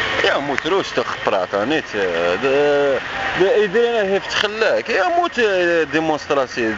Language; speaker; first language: Dutch; non-native, learner; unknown